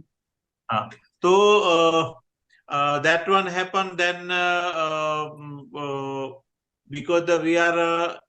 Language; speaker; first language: English; non-native, learner; Gujarati